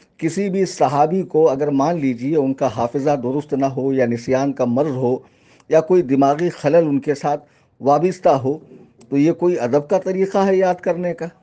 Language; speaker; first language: Urdu; native; Urdu